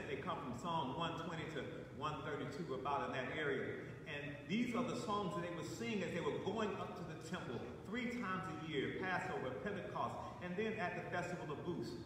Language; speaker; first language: English; native; English